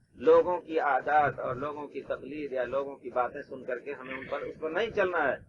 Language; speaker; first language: Urdu; native; Urdu